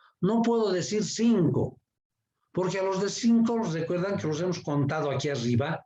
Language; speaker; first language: Spanish; native; Spanish